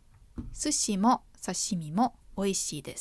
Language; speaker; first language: Japanese; non-native, fluent; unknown